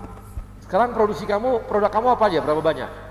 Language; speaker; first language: Indonesian; native; Indonesian